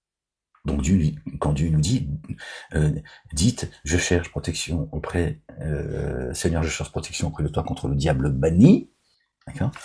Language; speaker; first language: French; native; French